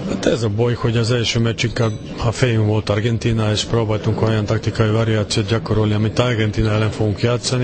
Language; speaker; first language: Hungarian; non-native, learner; Serbian